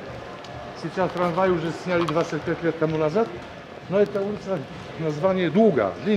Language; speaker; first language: Russian; non-native, learner; Polish